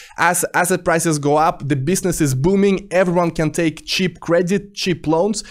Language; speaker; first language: English; non-native, fluent; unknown